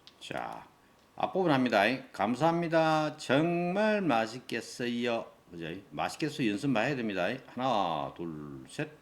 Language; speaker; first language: Korean; native; Korean